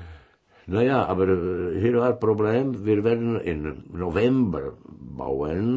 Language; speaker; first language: German; non-native, learner; Czech